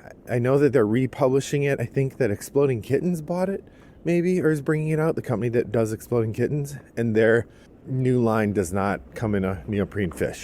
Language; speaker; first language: English; native; English